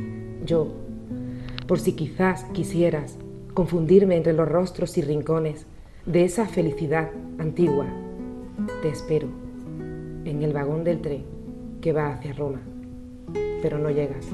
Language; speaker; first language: Spanish; native; Spanish